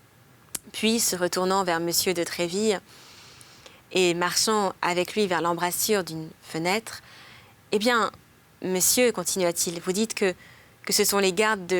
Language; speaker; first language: French; native; French